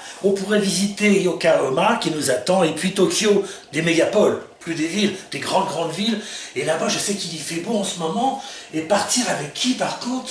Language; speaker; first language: French; native; French